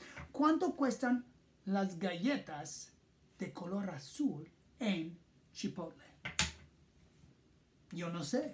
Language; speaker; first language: Spanish; non-native, fluent; English